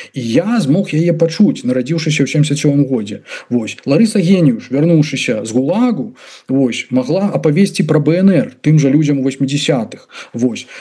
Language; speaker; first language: Belarusian; native; Belarusian